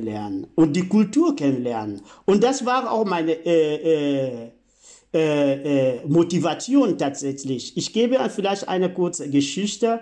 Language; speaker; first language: German; non-native, fluent; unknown